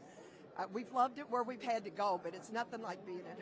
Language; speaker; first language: English; native; English